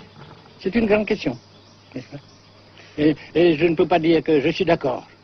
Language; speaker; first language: French; non-native, local second language; Vietnamese